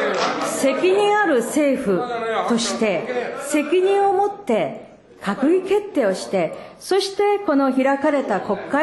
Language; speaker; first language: Japanese; native; Japanese